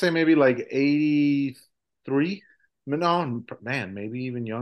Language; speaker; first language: English; early bilingual, other home language; Spanish